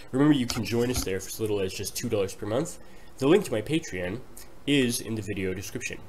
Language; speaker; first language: English; native; English